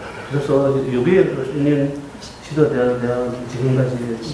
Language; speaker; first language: Korean; non-native, learner; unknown